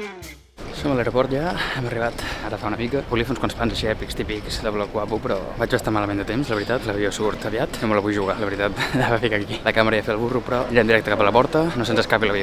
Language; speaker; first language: Catalan; native; Catalan